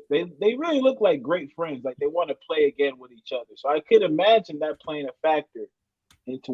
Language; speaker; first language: English; native; English